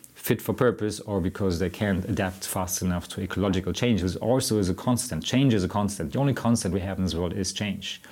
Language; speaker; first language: English; non-native, fluent; German